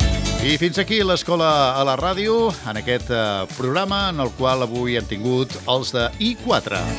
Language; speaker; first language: Catalan; native; Catalan